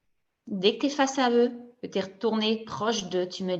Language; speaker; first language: French; native; French